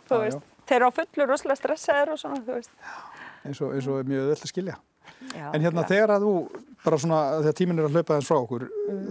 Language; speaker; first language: Icelandic; non-native, fluent; Arabic